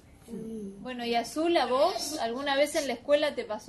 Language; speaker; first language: Spanish; native; Spanish